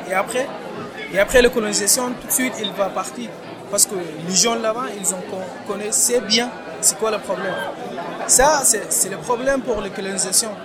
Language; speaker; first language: French; non-native, learner; Arabic